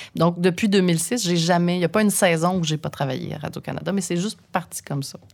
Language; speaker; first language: French; native; French